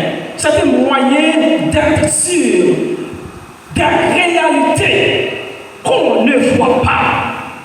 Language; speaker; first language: French; non-native, local second language; Haitian Creole